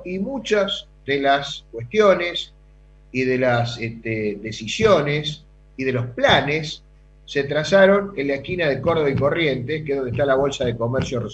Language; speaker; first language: Spanish; native; Spanish